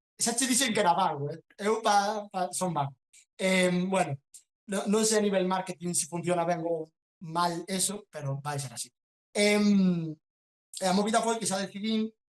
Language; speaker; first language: Galician; non-native, local second language; Spanish